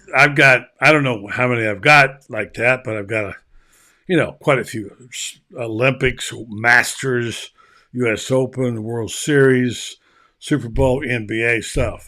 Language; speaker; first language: English; native; English